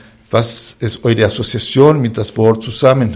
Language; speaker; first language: German; non-native, fluent; Spanish